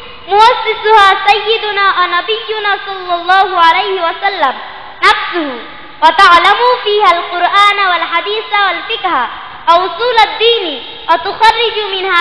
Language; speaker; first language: Arabic; non-native, learner; Bangla